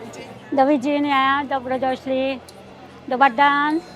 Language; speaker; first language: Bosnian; non-native, learner; Arabic